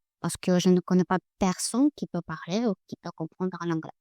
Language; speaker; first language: French; non-native, learner; Russian